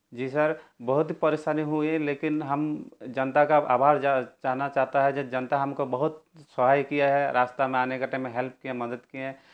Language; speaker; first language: Hindi; non-native, local second language; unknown